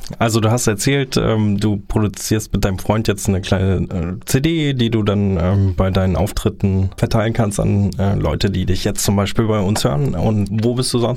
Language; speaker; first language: German; native; German